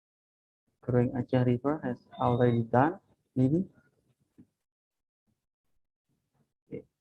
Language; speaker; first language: English; non-native, fluent; Indonesian